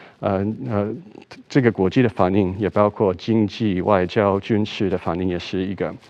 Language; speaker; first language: Chinese; non-native, fluent; English